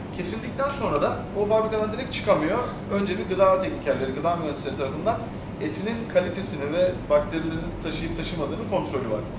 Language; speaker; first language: Turkish; native; Turkish